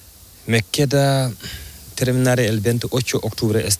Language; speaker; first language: Spanish; non-native, learner; Fula